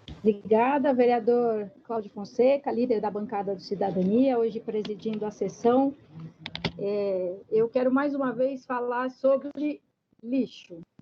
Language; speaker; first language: Portuguese; native; Portuguese